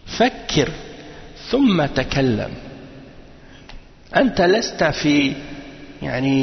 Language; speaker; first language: Arabic; non-native, fluent; French